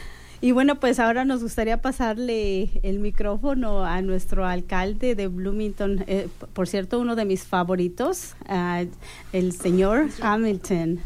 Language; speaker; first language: Spanish; native; Spanish